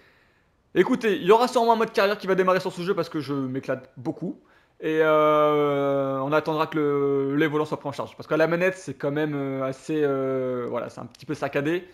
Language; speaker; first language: French; native; French